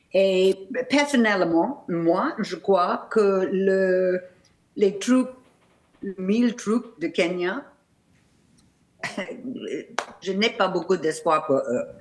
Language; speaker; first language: French; non-native, learner; English